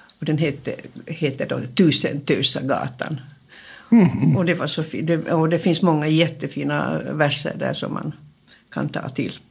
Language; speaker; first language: Swedish; native; Swedish